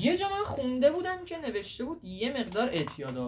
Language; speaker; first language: Persian; native; Persian